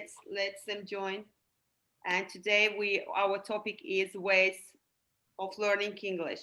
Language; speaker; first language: English; non-native, fluent; Azerbaijani